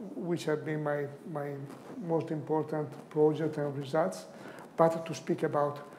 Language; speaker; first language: English; non-native, fluent; Italian